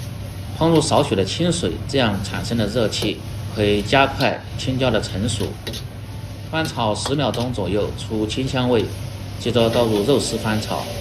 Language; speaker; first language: Chinese; native; Chinese